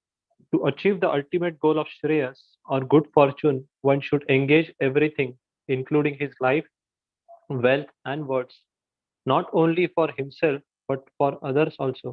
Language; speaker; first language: English; non-native, local second language; Hindi